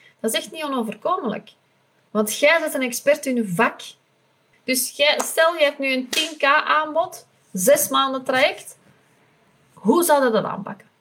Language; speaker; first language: Dutch; native; Dutch